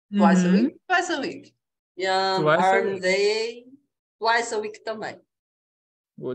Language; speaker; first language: English; non-native, learner; Portuguese